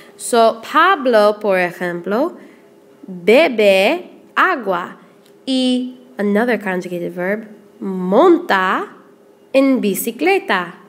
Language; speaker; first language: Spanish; non-native, fluent; English